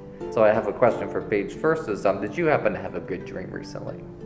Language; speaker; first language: English; native; English